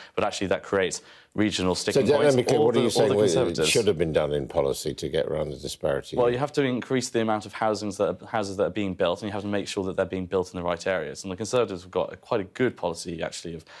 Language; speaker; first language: English; native; English